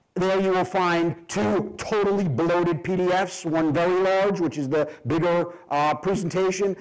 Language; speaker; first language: English; native; English